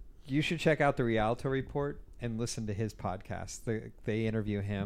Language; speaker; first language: English; native; English